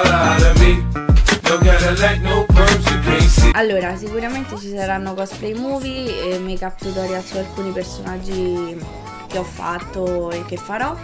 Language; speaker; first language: Italian; native; Italian